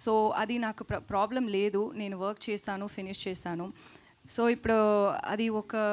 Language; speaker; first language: Telugu; non-native, learner; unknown